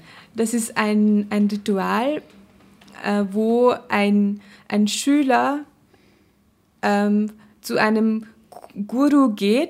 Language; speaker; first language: German; non-native, fluent; Nepali